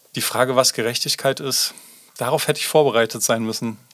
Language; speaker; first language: German; native; German